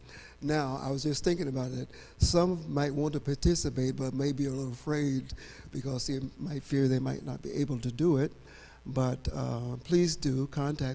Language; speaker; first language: English; native; English